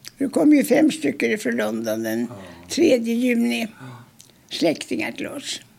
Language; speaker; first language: Swedish; early bilingual, other home language; German